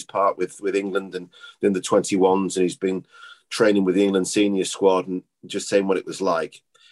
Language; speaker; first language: English; native; English